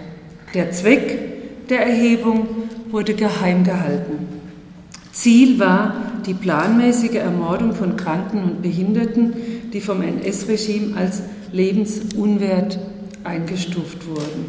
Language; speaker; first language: German; native; German